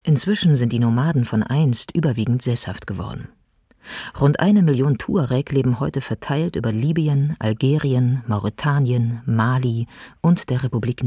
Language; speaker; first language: German; native; German